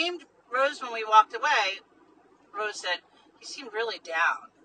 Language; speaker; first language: English; native; English